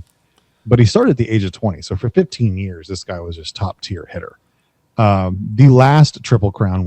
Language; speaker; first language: English; native; English